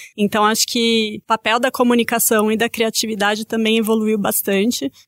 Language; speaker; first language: Portuguese; native; Portuguese